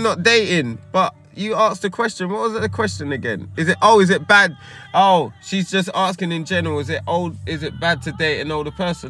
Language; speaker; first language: English; native; English